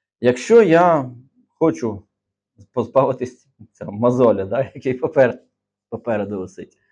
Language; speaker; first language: Ukrainian; native; Ukrainian